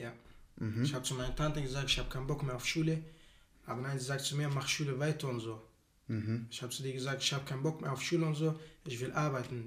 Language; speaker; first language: German; non-native, learner; Arabic